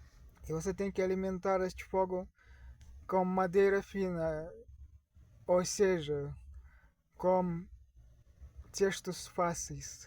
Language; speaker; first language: Portuguese; non-native, learner; Russian